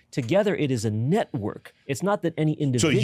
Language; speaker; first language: English; native; English